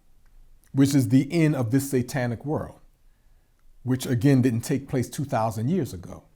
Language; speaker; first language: English; native; English